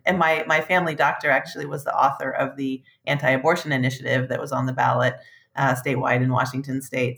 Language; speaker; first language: English; native; English